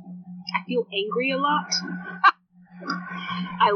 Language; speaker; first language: English; early bilingual, other home language; Spanish